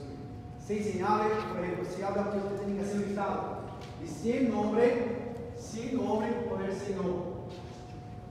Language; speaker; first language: Spanish; non-native, learner; Portuguese